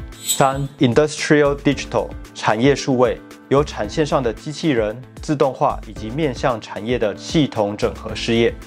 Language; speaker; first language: Chinese; native; Chinese